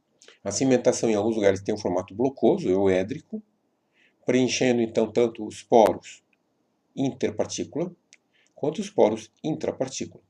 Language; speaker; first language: Portuguese; native; Portuguese